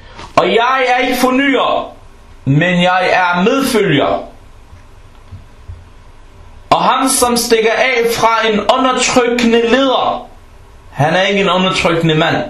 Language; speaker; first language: Danish; non-native, fluent; Arabic